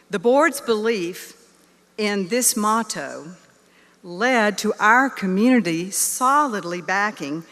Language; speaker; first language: English; native; English